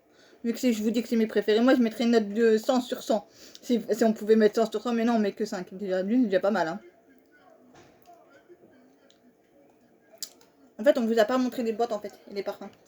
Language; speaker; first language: French; native; French